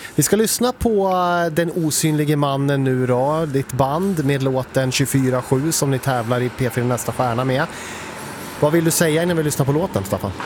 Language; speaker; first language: Swedish; native; Swedish